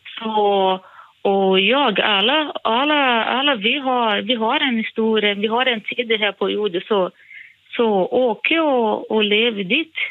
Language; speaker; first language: Swedish; non-native, fluent; Portuguese